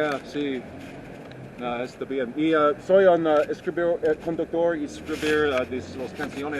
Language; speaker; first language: Spanish; non-native, learner; English